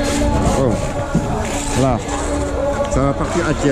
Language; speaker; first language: French; non-native, local second language; Wolof